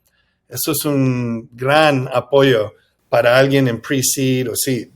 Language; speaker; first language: Spanish; early bilingual, heritage; English